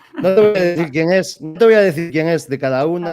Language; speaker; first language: Spanish; non-native, local second language; Galician